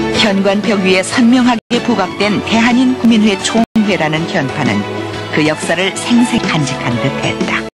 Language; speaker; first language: Korean; native; Korean